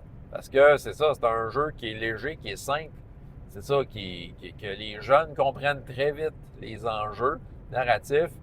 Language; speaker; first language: French; native; French